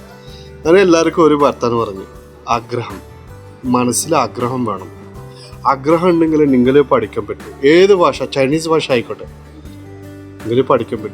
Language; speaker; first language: Malayalam; non-native, learner; Bangla